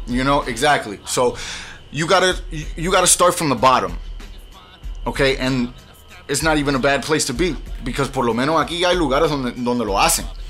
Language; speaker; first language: English; early bilingual, other home language; Spanish